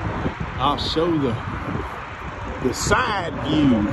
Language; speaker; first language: English; native; English